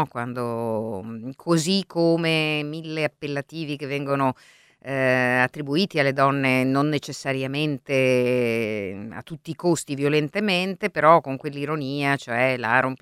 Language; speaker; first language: Italian; native; Italian